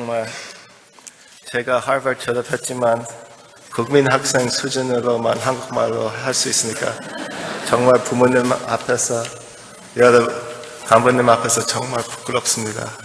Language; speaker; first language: Korean; early bilingual, heritage; Korean